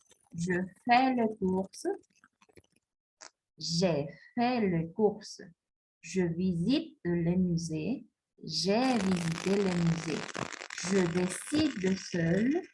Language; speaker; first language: French; non-native, fluent; Spanish